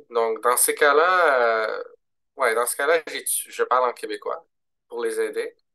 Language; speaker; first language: French; early bilingual, other home language; Arabic